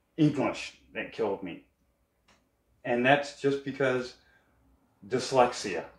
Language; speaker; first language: English; native; English